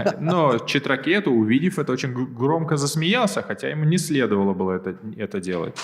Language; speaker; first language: Russian; native; Russian